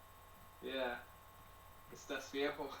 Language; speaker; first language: Spanish; non-native, learner; English